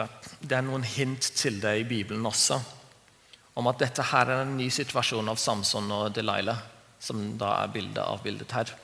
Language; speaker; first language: Norwegian; non-native, fluent; English